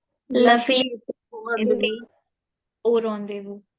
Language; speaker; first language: French; non-native, learner; Hindi